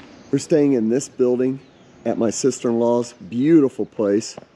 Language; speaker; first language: English; native; English